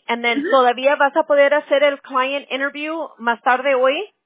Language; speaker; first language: Spanish; early bilingual, heritage; Spanish